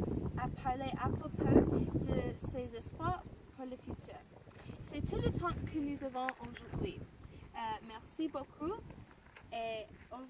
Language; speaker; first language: French; non-native, learner; English